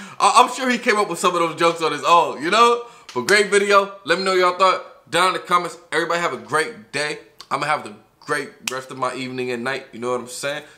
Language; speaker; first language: English; native; English